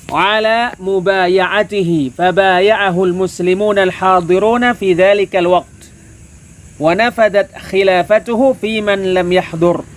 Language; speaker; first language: Arabic; non-native, local second language; Indonesian